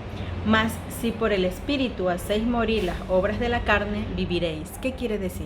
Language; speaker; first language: Spanish; native; Spanish